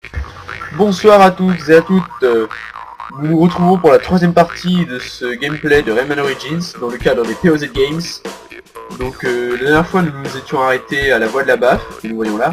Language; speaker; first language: French; native; French